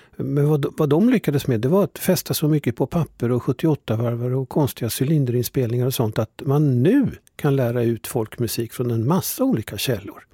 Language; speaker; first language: Swedish; native; Swedish